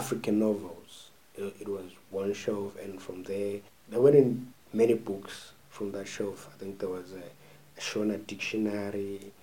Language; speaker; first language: English; non-native, local second language; North Ndebele